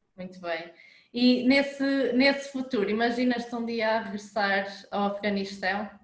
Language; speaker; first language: Portuguese; native; Portuguese